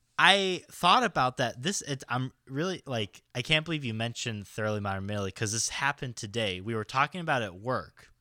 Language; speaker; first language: English; native; English